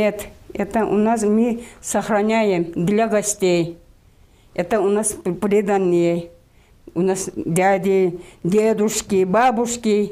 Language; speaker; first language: Russian; non-native, local second language; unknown